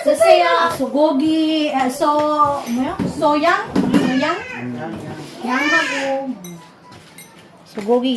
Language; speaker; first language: Korean; non-native, local second language; Filipino